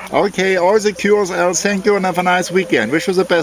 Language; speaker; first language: English; non-native, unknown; German